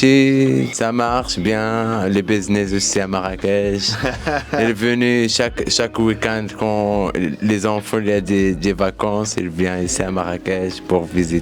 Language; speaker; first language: French; non-native, local second language; Arabic